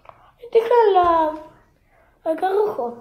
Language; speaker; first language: Spanish; native; Spanish